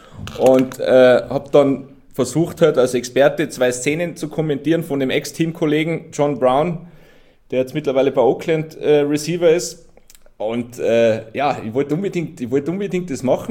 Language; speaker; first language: German; native; German